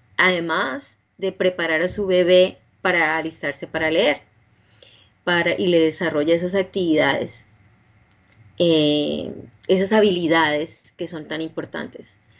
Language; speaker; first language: Spanish; native; Spanish